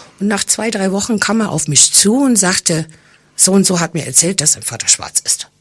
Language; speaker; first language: German; non-native, fluent; English